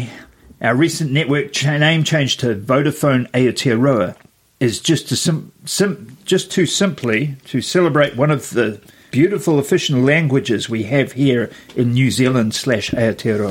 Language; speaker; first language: English; native; English